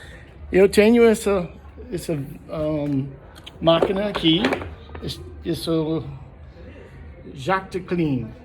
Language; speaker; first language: Portuguese; non-native, learner; English